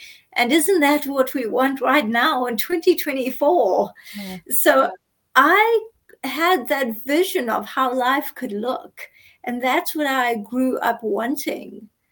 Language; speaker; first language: English; native; English